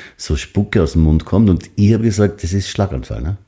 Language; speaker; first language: German; native; German